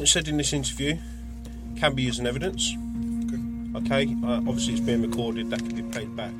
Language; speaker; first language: English; native; English